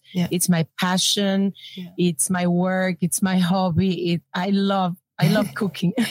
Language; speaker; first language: English; non-native, fluent; Spanish